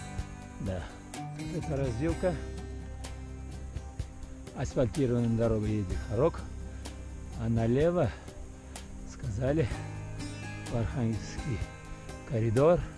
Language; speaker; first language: Russian; non-native, local second language; Uzbek